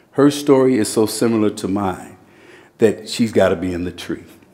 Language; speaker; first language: English; native; English